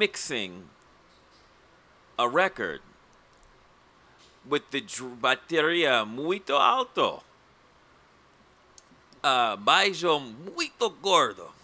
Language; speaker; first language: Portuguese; non-native, learner; English